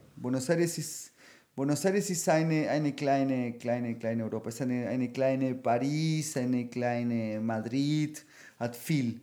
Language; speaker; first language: German; non-native, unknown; Spanish